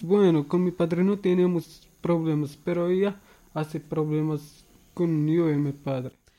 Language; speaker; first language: Spanish; non-native, learner; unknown